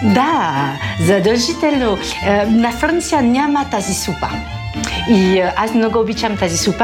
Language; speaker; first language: Bulgarian; non-native, learner; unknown